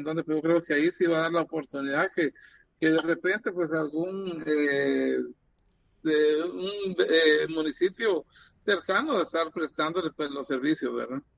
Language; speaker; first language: Spanish; native; Spanish